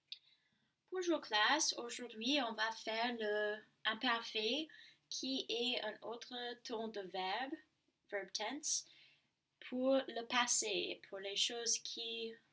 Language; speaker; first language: French; non-native, learner; English